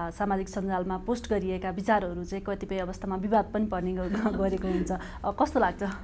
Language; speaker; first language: Nepali; native; Nepali